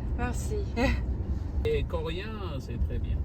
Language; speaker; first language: French; non-native, local second language; Arabic